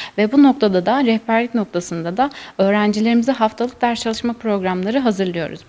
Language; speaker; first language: Turkish; native; Turkish